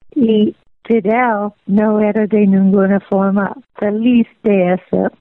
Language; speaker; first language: Spanish; non-native, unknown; English